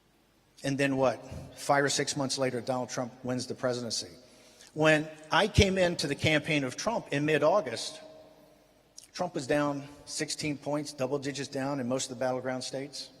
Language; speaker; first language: English; native; English